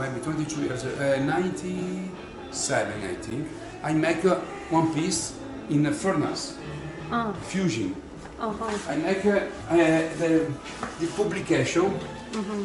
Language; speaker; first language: English; non-native, learner; Italian